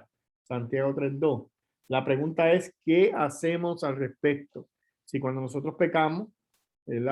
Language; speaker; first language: Spanish; native; Spanish